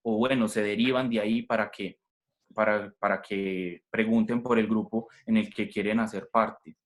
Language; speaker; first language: Spanish; native; Spanish